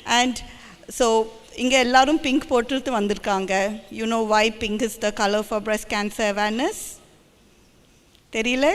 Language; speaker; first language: Tamil; early bilingual, heritage; Tamil